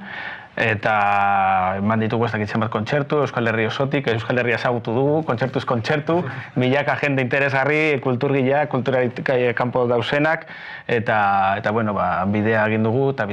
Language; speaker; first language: Basque; non-native, local second language; Spanish